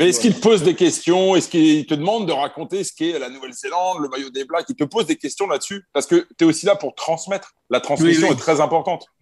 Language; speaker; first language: French; native; French